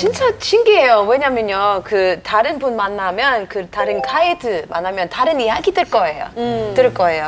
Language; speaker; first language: Korean; non-native, fluent; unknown